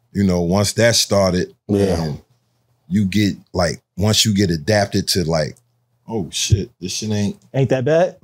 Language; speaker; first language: English; native; English